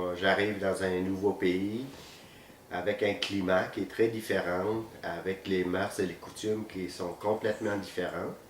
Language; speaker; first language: French; non-native, fluent; Vietnamese